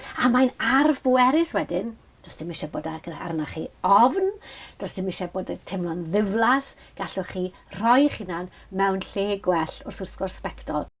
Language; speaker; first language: Welsh; native; Welsh